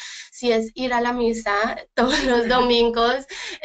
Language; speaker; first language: Spanish; early bilingual, heritage; Spanish